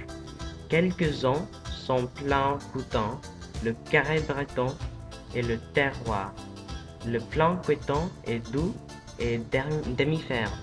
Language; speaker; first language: French; non-native, learner; English